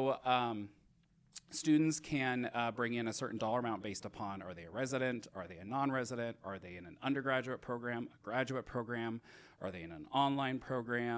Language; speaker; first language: English; native; English